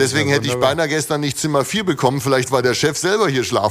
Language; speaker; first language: German; native; German